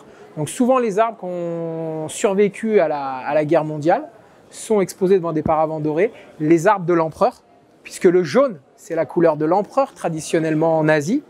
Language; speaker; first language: French; native; French